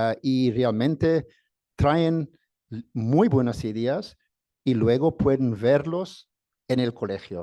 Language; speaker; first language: Spanish; non-native, fluent; English